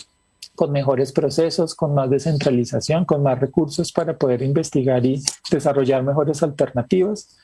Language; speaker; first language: Spanish; native; Spanish